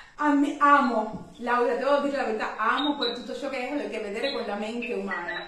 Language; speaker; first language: Italian; non-native, fluent; Spanish